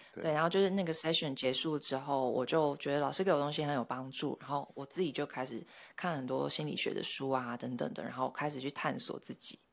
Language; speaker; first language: Chinese; native; Chinese